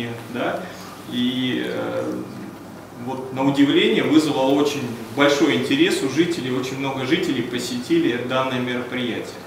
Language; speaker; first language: Russian; native; Russian